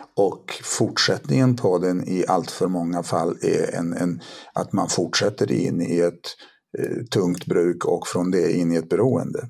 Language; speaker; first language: Swedish; early bilingual, other home language; Polish